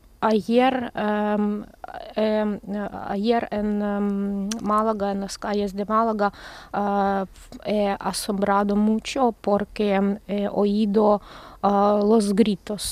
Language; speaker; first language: Spanish; non-native, learner; Ukrainian